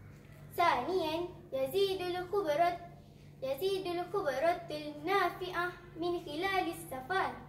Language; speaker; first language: Arabic; non-native, learner; Malay